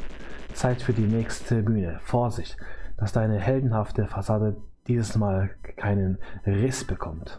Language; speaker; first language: German; native; German